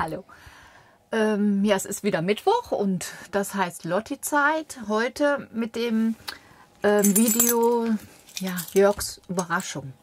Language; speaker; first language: German; native; German